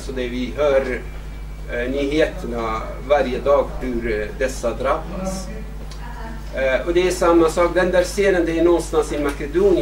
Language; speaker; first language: Swedish; non-native, fluent; Kurdish